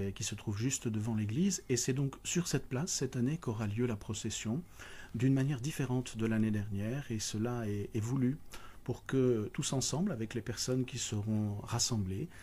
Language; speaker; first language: French; native; French